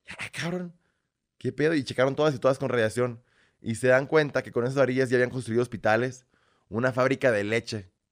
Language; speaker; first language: Spanish; early bilingual, other home language; Russian